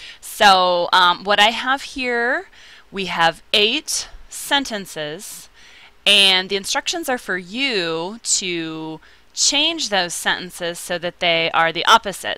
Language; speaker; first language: English; native; English